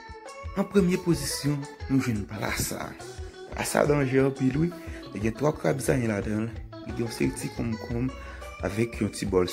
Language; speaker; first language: French; non-native, learner; Haitian Creole